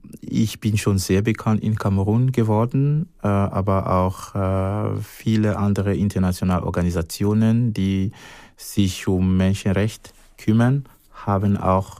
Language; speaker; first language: German; non-native, fluent; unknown